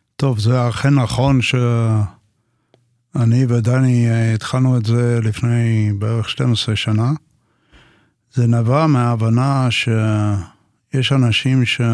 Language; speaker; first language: Hebrew; non-native, fluent; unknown